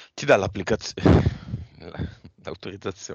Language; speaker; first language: Italian; native; Italian